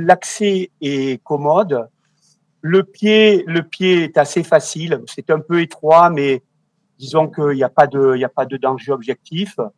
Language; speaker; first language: French; native; French